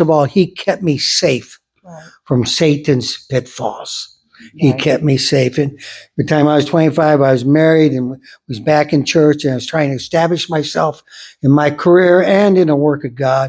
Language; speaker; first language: English; native; English